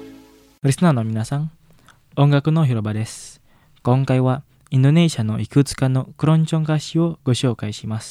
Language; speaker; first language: Japanese; non-native, fluent; Indonesian